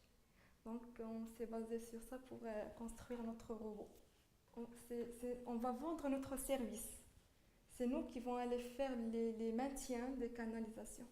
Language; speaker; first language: French; non-native, local second language; Arabic